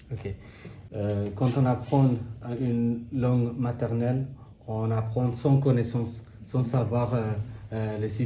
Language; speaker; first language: French; non-native, learner; Bangla